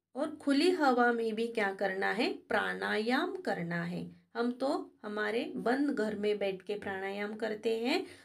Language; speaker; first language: Hindi; non-native, local second language; Marathi